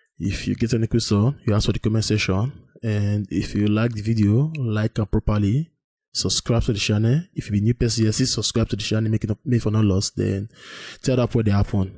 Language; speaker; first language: Nigerian Pidgin; native; Nigerian Pidgin